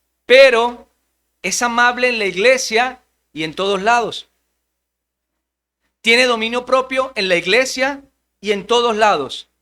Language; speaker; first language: Spanish; native; Spanish